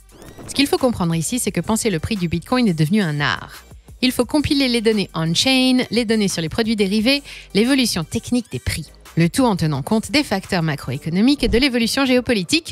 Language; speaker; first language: French; native; French